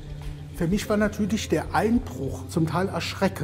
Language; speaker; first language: German; native; German